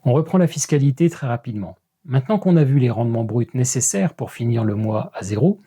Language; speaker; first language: French; native; French